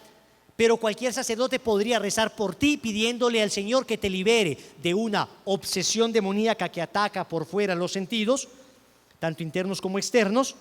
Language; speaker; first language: Spanish; native; Spanish